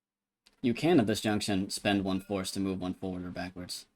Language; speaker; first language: English; native; English